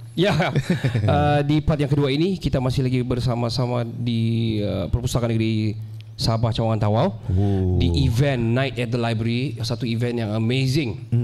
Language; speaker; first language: Malay; native; Malay